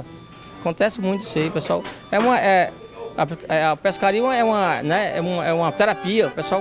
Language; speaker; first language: Portuguese; native; Portuguese